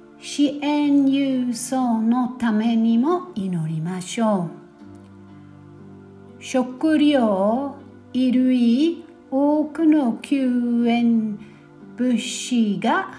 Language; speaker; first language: Japanese; non-native, fluent; German